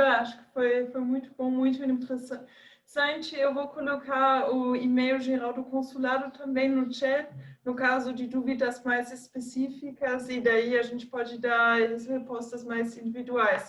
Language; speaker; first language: Portuguese; non-native, fluent; German